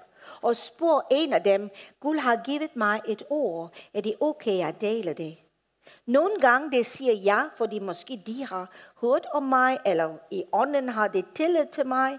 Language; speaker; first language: Danish; non-native, fluent; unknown